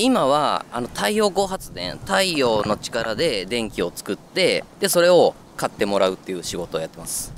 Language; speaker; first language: Japanese; native; Japanese